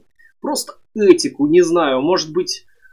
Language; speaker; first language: Russian; native; Russian